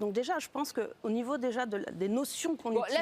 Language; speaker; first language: French; native; French